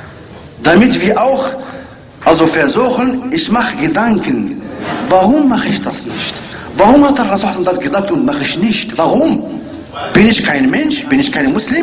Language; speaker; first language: German; non-native, learner; Arabic